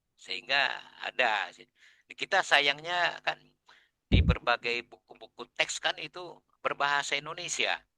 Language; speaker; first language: Indonesian; non-native, local second language; Batak Toba